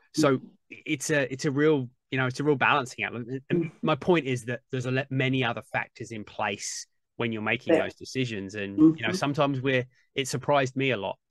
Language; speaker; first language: English; native; English